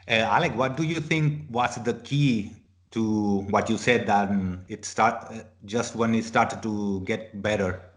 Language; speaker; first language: English; non-native, fluent; Spanish